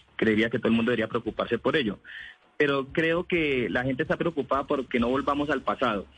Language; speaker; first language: Spanish; native; Spanish